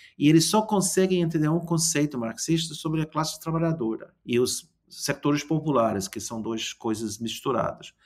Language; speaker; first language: Portuguese; non-native, fluent; English